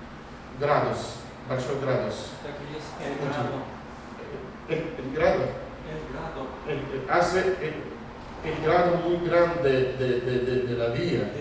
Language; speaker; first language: Spanish; non-native, fluent; Russian